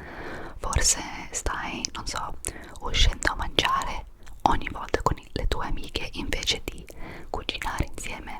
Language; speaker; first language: Italian; non-native, fluent; English